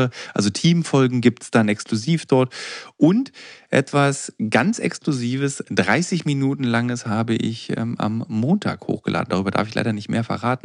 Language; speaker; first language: German; native; German